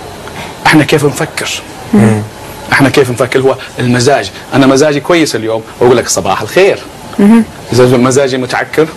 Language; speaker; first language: Arabic; native; Arabic